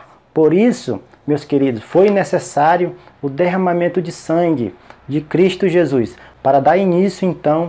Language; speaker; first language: Portuguese; native; Portuguese